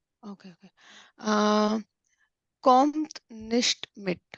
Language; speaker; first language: German; non-native, learner; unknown